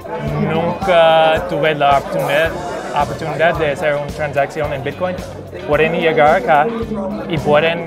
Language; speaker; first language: Spanish; non-native, fluent; English